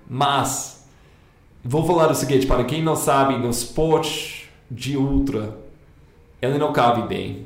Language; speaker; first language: Portuguese; non-native, fluent; English